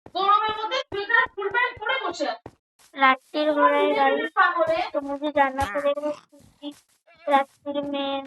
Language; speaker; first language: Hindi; non-native, local second language; Bangla